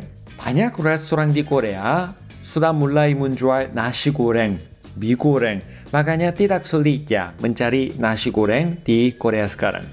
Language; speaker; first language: Indonesian; non-native, fluent; Korean